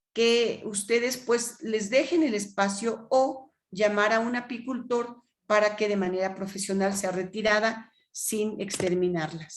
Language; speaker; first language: Spanish; native; Spanish